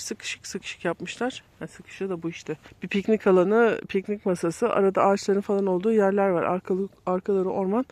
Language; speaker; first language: Turkish; native; Turkish